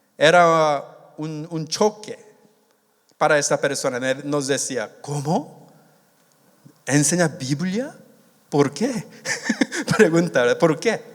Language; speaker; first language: Spanish; non-native, fluent; Korean